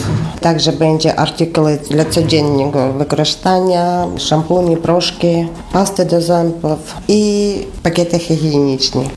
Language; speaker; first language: Polish; non-native, fluent; Ukrainian